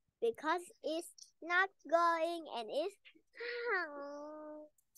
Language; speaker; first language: English; non-native, learner; Vietnamese